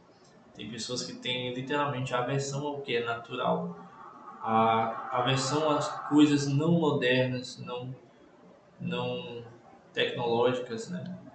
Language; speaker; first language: Portuguese; native; Portuguese